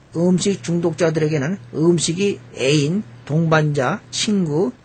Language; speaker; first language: Korean; native; Korean